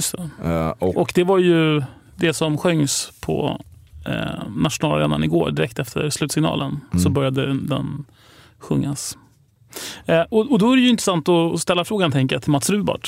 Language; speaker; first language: Swedish; native; Swedish